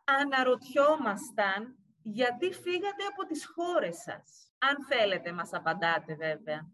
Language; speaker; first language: Greek; native; Greek